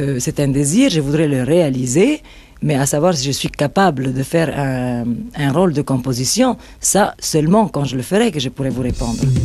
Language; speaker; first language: French; non-native, fluent; Italian